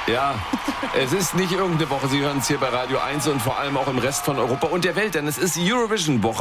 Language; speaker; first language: German; native; German